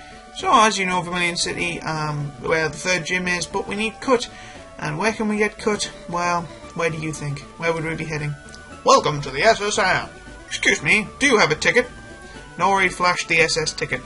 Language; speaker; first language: English; native; English